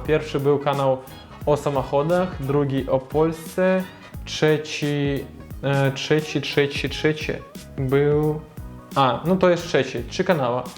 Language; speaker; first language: Polish; non-native, learner; Russian